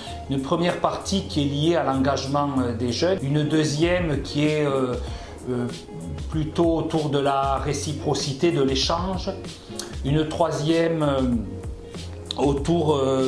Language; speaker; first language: French; native; French